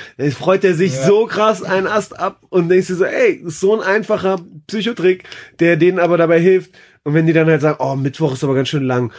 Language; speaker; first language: German; early bilingual, other home language; Persian